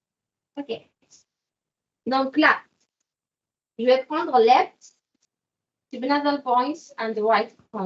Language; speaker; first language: French; native; French